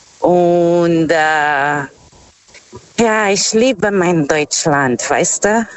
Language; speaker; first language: German; non-native, fluent; Portuguese